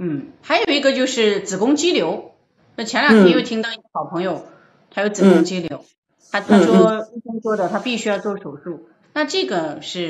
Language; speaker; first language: Chinese; native; Chinese